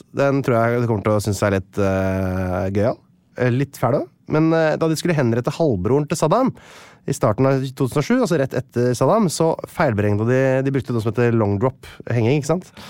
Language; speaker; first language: Norwegian; native; Norwegian